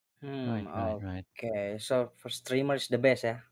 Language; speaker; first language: English; non-native, learner; Indonesian